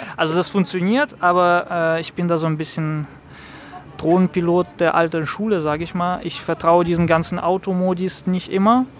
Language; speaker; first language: German; non-native, fluent; Russian